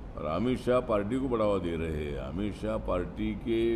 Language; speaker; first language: Hindi; non-native, local second language; Marathi